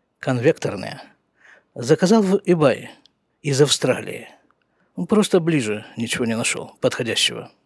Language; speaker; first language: Russian; native; Russian